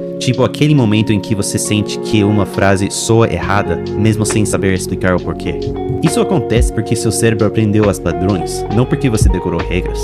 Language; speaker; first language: Portuguese; non-native, fluent; English